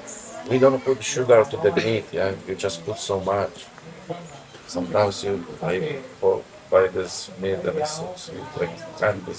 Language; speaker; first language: English; non-native, learner; Polish